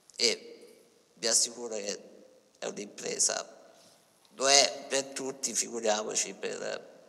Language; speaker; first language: Italian; native; Italian